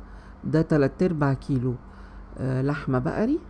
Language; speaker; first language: Arabic; native; Arabic